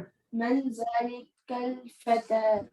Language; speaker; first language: Arabic; non-native, learner; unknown